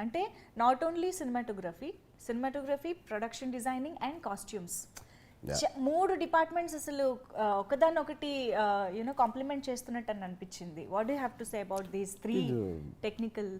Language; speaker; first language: Telugu; native; Telugu